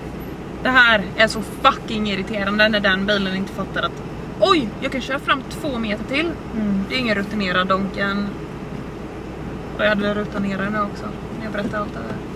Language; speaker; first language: Swedish; native; Swedish